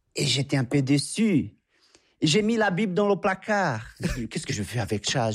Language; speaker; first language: French; non-native, fluent; Portuguese